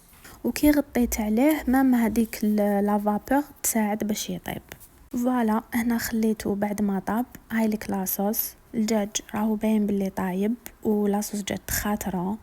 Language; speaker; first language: Arabic; native; Arabic